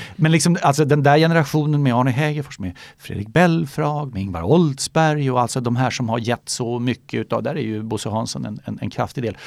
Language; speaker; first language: Swedish; native; Swedish